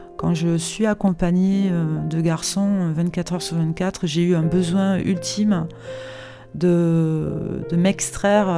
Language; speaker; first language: French; native; French